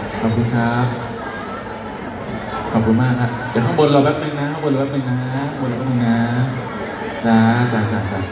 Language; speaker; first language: Thai; native; Thai